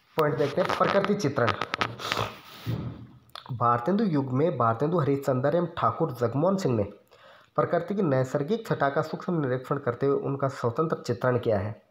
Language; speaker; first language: Hindi; native; Hindi